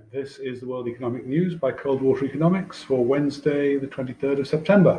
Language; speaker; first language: English; native; English